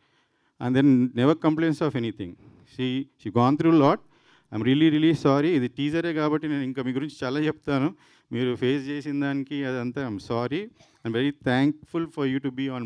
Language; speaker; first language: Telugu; native; Telugu